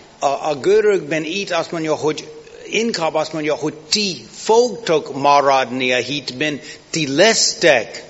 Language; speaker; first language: Hungarian; non-native, fluent; English